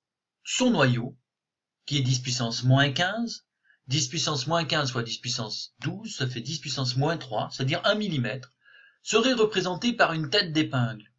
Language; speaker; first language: French; native; French